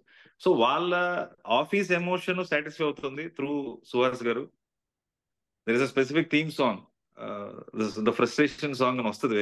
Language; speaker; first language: Telugu; native; Telugu